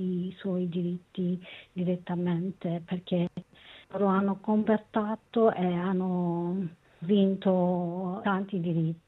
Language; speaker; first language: Italian; non-native, learner; Kurdish